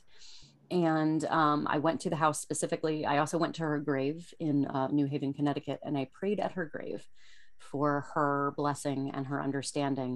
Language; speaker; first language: English; native; English